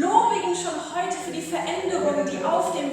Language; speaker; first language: German; native; German